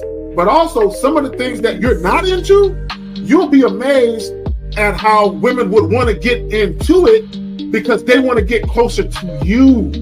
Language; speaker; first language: English; native; English